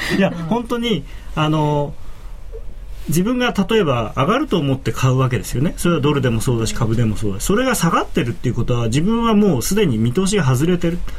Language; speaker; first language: Japanese; native; Japanese